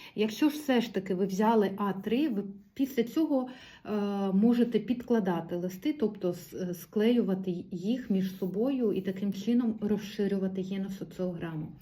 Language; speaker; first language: Ukrainian; non-native, local second language; Russian